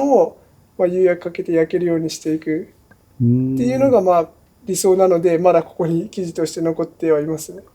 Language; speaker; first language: Japanese; native; Japanese